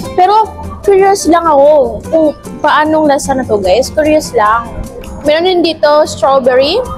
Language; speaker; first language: Filipino; non-native, fluent; Indonesian